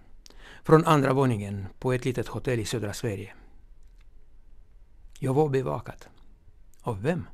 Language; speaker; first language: Swedish; non-native, fluent; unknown